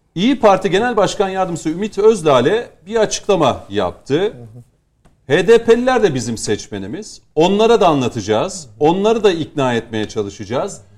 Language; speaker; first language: Turkish; native; Turkish